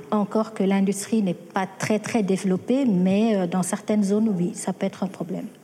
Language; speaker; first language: French; non-native, local second language; Wolof